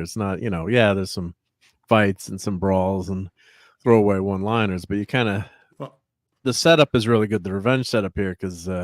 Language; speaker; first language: English; native; English